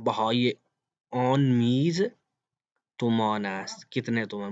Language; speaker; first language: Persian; non-native, fluent; Urdu